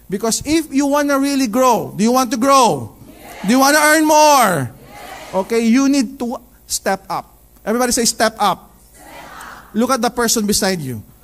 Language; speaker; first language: English; non-native, local second language; Filipino